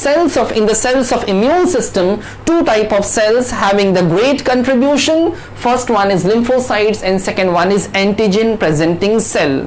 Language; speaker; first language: English; non-native, local second language; Hindi